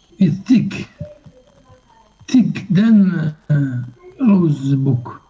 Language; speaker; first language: English; non-native, learner; Arabic